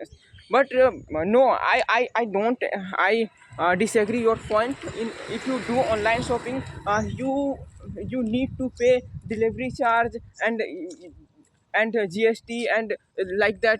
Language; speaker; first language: English; non-native, learner; Hindi